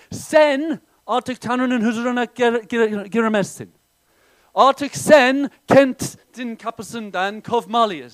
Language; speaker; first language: Turkish; non-native, fluent; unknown